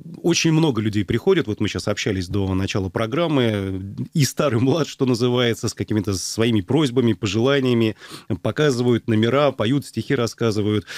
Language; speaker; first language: Russian; native; Russian